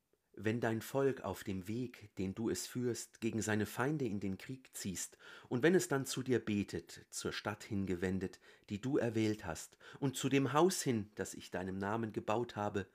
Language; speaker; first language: German; native; German